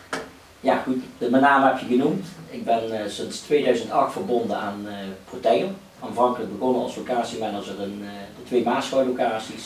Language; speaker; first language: Dutch; native; Dutch